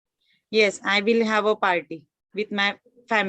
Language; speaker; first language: English; non-native, learner; Marathi